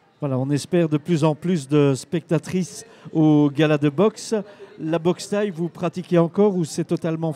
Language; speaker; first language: French; native; French